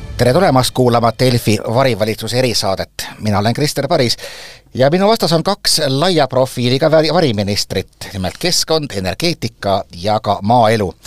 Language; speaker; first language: Estonian; native; Estonian